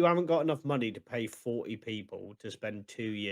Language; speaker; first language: English; native; English